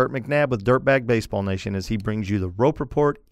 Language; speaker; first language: English; native; English